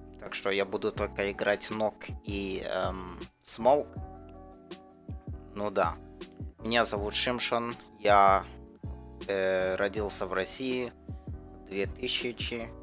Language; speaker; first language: Russian; early bilingual, heritage; Russian